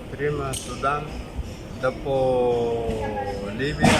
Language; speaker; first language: Italian; non-native, learner; Arabic